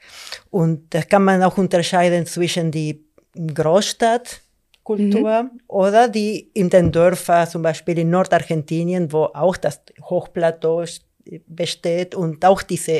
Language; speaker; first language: German; non-native, fluent; Spanish